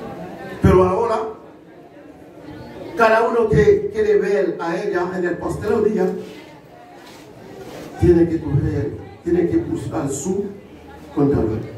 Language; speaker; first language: Spanish; non-native, learner; Haitian Creole